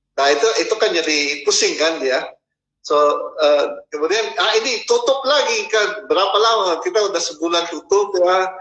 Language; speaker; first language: Indonesian; non-native, fluent; Filipino